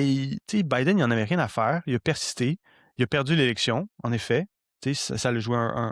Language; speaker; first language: French; native; French